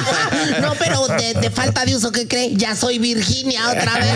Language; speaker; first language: Spanish; native; Spanish